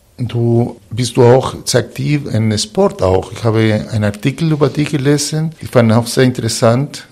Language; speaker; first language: German; non-native, fluent; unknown